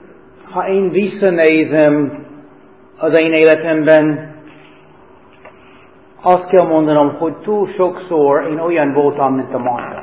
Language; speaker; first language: Hungarian; non-native, learner; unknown